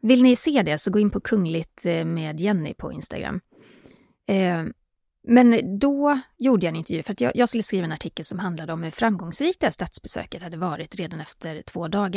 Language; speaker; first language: Swedish; native; Swedish